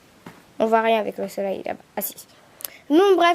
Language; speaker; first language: French; native; French